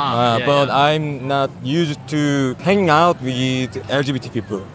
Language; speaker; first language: English; non-native, learner; Korean